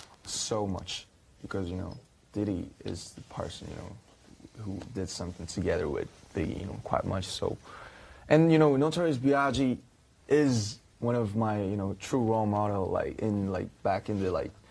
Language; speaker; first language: English; non-native, fluent; Korean